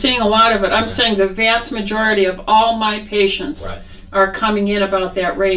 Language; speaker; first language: English; native; English